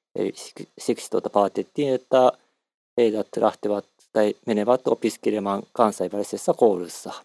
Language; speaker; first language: Finnish; non-native, learner; Japanese